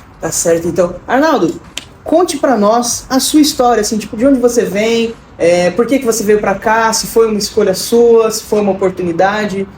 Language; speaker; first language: Portuguese; native; Portuguese